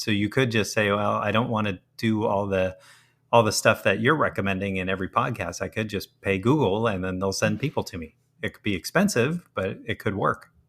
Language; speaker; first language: English; native; English